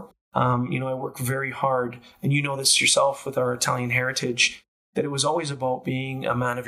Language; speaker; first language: English; native; English